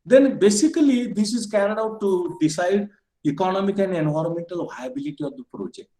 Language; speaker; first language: English; non-native, local second language; Marathi